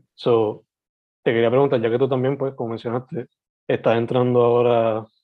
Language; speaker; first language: Spanish; native; Spanish